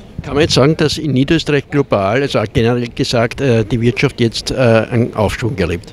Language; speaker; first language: German; native; German